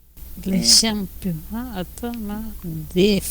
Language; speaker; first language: French; non-native, fluent; Spanish